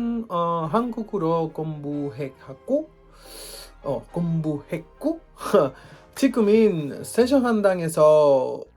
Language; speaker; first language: Korean; non-native, learner; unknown